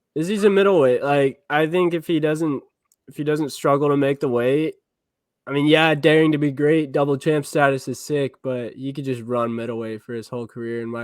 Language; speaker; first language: English; native; English